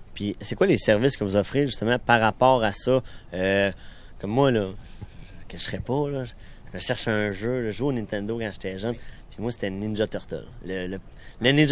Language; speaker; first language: French; native; French